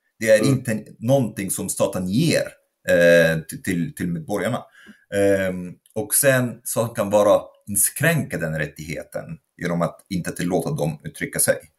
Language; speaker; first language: Swedish; non-native, fluent; Arabic